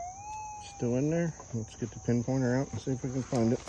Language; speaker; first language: English; native; English